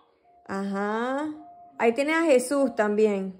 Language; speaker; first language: Spanish; native; Spanish